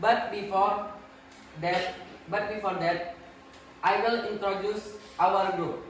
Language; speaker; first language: English; non-native, learner; Indonesian